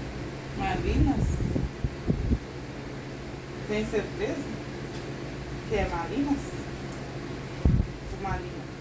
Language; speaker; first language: Portuguese; non-native, learner; Haitian Creole